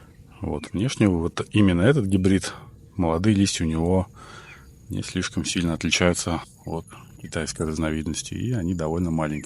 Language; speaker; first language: Russian; native; Russian